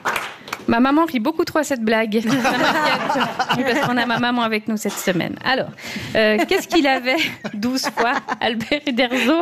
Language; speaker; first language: French; native; French